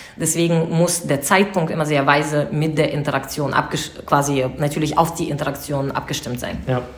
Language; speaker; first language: German; non-native, fluent; Russian